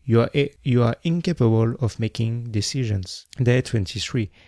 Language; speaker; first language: English; non-native, fluent; French